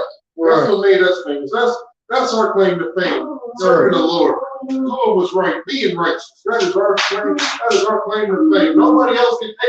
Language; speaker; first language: English; native; English